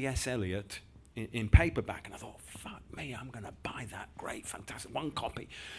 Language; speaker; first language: English; native; English